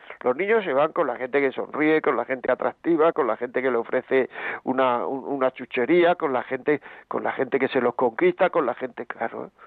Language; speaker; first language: Spanish; native; Spanish